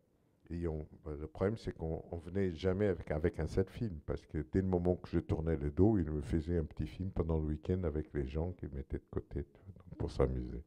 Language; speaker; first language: French; non-native, fluent; Portuguese